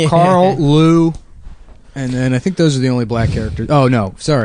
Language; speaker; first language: English; native; English